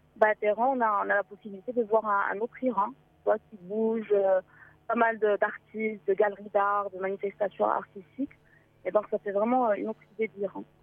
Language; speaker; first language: French; non-native, local second language; Arabic